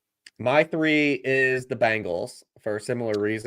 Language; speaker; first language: English; native; English